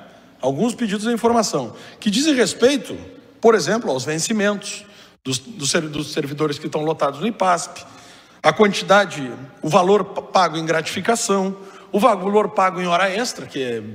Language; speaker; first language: Portuguese; native; Portuguese